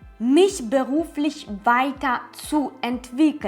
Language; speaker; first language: German; non-native, fluent; Ukrainian